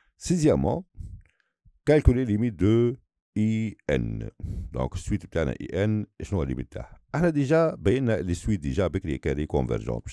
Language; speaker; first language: French; non-native, local second language; Arabic